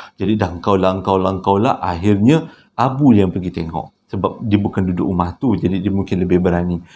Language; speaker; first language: Malay; native; Malay